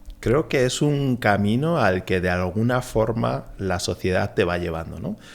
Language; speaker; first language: Spanish; early bilingual, other home language; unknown